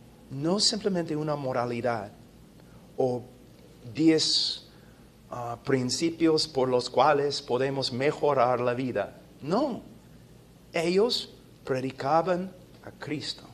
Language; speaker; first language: Spanish; non-native, fluent; English